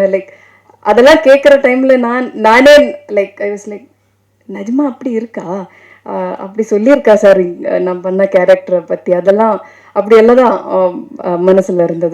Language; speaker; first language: Tamil; non-native, fluent; Malayalam